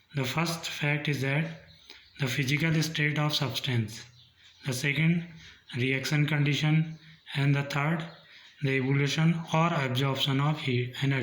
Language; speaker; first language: English; non-native, local second language; Hindi